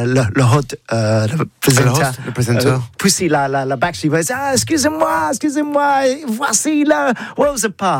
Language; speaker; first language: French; non-native, learner; English